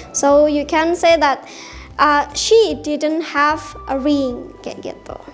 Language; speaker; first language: English; non-native, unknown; Indonesian